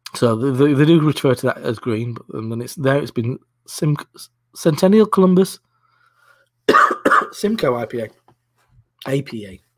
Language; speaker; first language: English; native; English